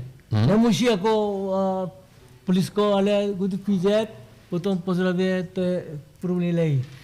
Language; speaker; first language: Czech; non-native, learner; Korean